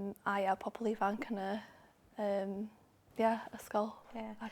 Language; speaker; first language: Welsh; non-native, local second language; English